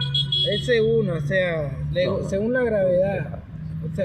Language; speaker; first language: Spanish; native; Spanish